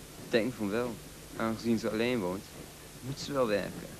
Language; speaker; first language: Dutch; early bilingual, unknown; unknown